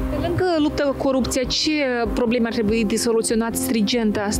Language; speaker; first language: Romanian; native; Romanian